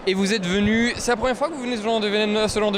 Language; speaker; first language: French; native; French